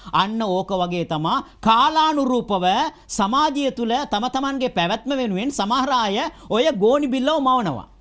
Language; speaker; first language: Sinhala; non-native, local second language; Tamil